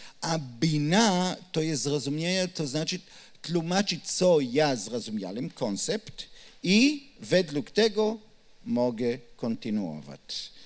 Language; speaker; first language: Polish; non-native, learner; Hebrew